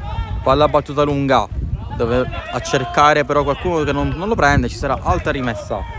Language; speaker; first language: Italian; native; Italian